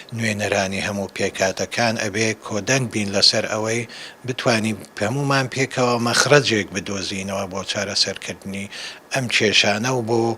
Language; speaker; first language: Central Kurdish; non-native, local second language; Assyrian Neo-Aramaic